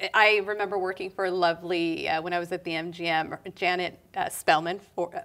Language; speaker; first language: English; native; English